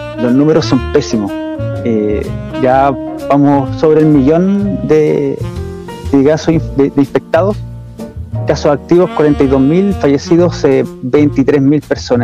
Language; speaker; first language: Spanish; native; Spanish